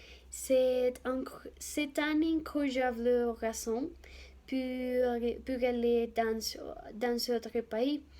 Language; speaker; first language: French; non-native, learner; Spanish